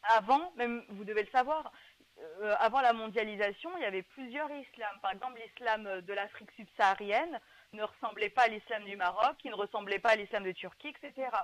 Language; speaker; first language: French; native; French